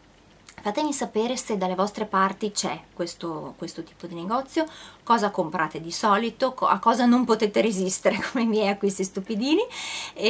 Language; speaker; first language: Italian; native; Italian